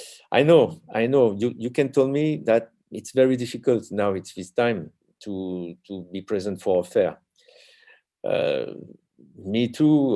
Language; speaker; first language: English; non-native, learner; French